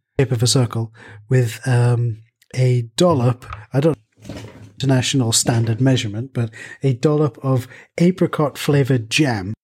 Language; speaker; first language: English; native; English